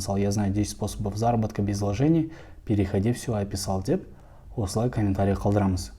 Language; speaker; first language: Russian; non-native, local second language; Kazakh